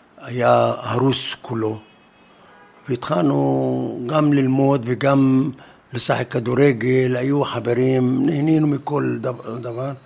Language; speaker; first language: Hebrew; non-native, fluent; Arabic